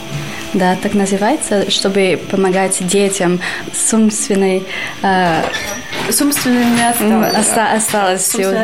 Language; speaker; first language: Russian; non-native, fluent; Albanian